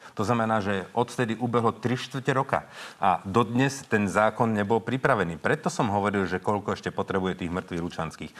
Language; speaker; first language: Slovak; native; Slovak